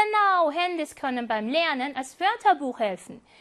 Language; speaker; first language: German; non-native, fluent; Korean